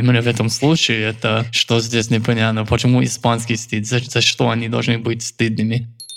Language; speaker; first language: Russian; non-native, fluent; English